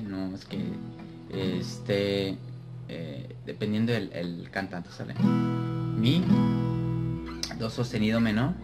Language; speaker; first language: Spanish; native; Spanish